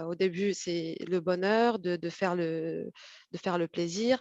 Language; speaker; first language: French; non-native, fluent; Arabic